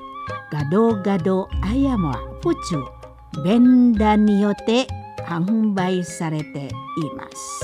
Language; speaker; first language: Japanese; non-native, learner; Indonesian